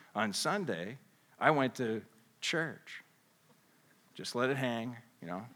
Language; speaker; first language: English; native; English